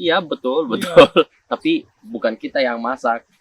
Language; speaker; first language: Indonesian; non-native, local second language; English